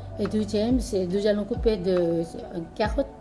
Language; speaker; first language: French; non-native, learner; Korean